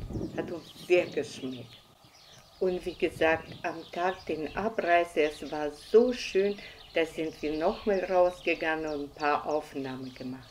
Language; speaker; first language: German; non-native, fluent; Russian